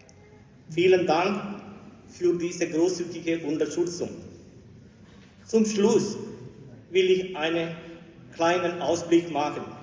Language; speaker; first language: German; non-native, fluent; Malayalam